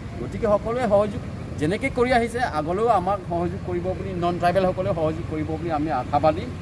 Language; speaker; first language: Assamese; non-native, local second language; Karbi